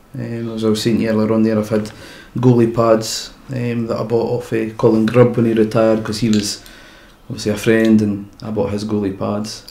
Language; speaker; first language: English; native; English